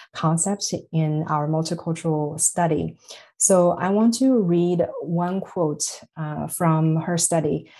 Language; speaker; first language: English; non-native, fluent; Chinese